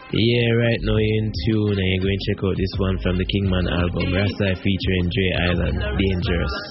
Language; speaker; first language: English; non-native, local second language; Jamaican Creole English